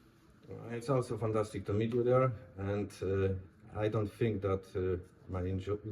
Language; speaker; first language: English; non-native, learner; Polish